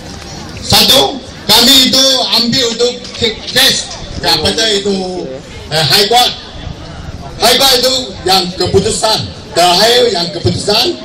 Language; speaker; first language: Indonesian; non-native, local second language; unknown